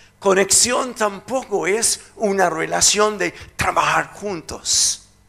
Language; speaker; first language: Spanish; non-native, fluent; English